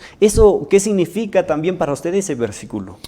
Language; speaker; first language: Spanish; native; Spanish